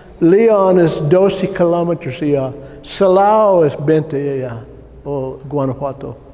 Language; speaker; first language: Spanish; non-native, learner; English